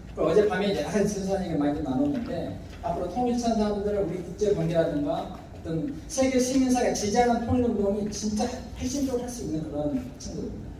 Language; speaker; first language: Korean; native; Korean